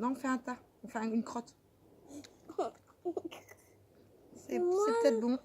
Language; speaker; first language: French; native; French